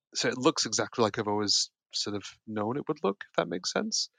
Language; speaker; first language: English; native; English